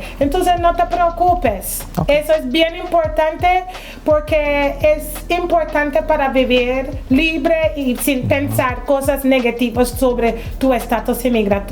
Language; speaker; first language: Spanish; non-native, fluent; English